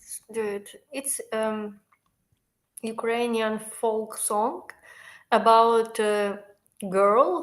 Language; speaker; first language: English; non-native, learner; Ukrainian